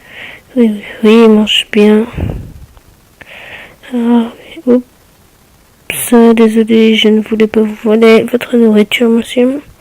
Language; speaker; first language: French; native; French